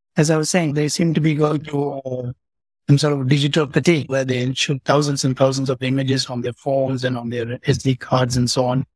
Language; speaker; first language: English; non-native, local second language; Tamil